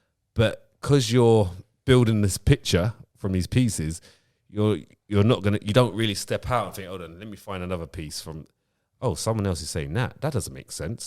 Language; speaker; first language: English; native; English